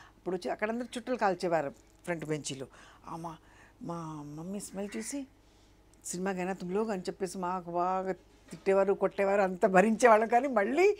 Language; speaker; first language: Telugu; non-native, local second language; Urdu